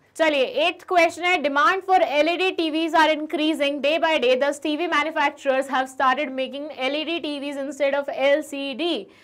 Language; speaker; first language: Hindi; native; Hindi